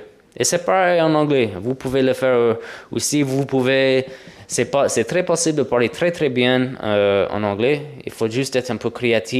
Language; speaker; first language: French; non-native, fluent; English